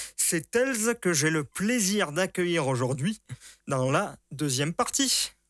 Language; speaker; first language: French; native; French